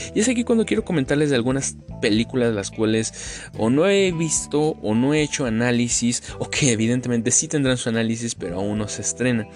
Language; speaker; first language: Spanish; native; Spanish